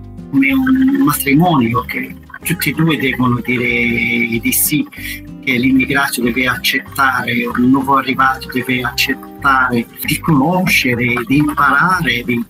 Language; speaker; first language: Italian; non-native, fluent; Arabic